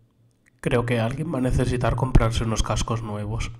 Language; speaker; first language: Spanish; native; Spanish